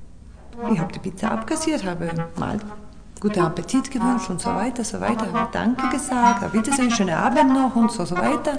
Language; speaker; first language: German; non-native, learner; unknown